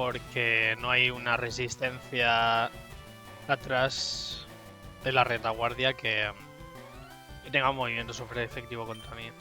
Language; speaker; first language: Spanish; native; Spanish